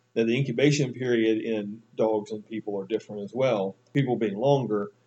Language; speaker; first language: English; native; English